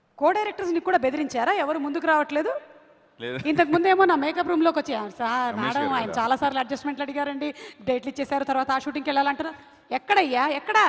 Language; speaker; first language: Telugu; native; Telugu